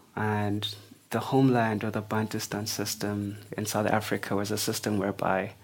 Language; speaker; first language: English; non-native, local second language; Xhosa